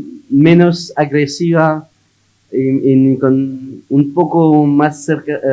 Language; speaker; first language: Spanish; non-native, learner; French